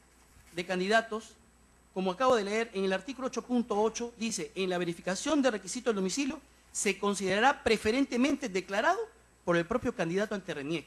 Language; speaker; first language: Spanish; native; Spanish